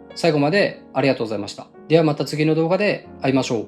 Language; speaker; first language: Japanese; native; Japanese